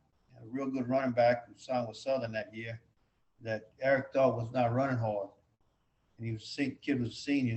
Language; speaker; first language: English; native; English